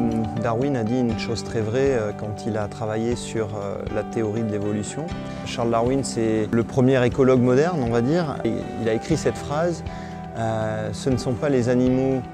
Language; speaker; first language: French; native; French